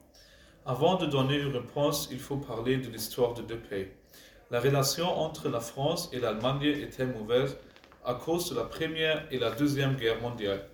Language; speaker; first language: French; non-native, learner; German